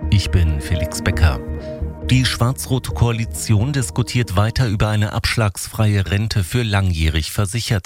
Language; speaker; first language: German; native; German